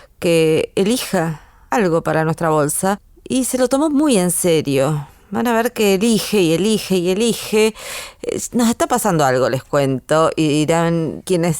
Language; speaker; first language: Spanish; native; Spanish